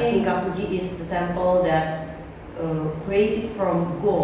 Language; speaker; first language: English; non-native, learner; Indonesian